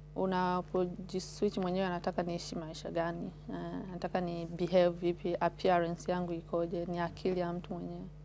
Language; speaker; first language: Swahili; native; Swahili